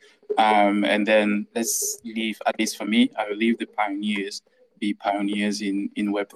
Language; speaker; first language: English; non-native, local second language; French